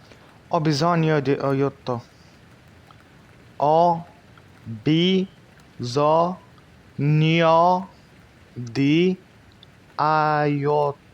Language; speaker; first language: Italian; non-native, learner; Arabic